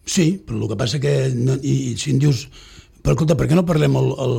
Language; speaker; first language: Catalan; native; Catalan